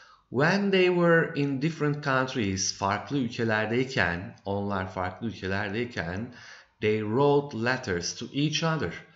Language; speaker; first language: English; non-native, fluent; Turkish